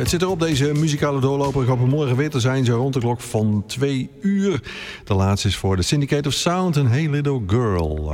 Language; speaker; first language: Dutch; native; Dutch